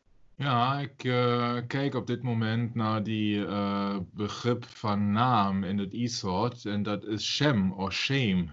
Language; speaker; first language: Dutch; non-native, learner; German